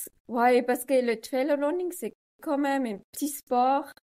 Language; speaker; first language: French; non-native, learner; Swiss German